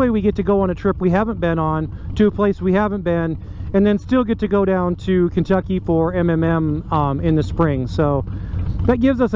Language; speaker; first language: English; native; English